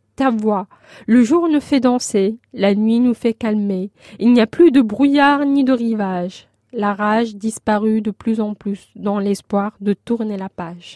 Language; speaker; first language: French; non-native, local second language; Arabic